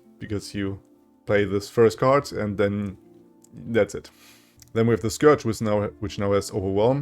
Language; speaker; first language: English; non-native, fluent; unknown